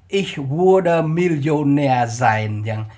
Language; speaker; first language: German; non-native, fluent; Khmer